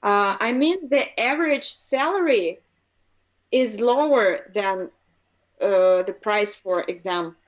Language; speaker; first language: English; non-native, fluent; Russian